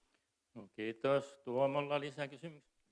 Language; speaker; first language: Finnish; native; Finnish